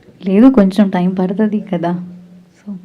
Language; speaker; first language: Telugu; non-native, learner; Malayalam